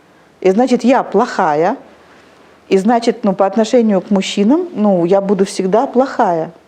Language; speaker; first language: Russian; native; Russian